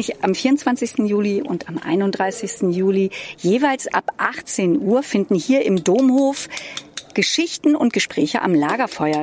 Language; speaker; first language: German; native; German